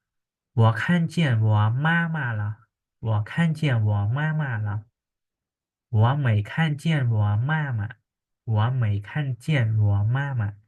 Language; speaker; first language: Chinese; non-native, fluent; Khmer